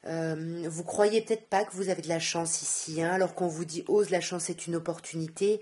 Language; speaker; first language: French; native; French